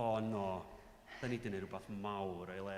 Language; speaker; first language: Welsh; native; Welsh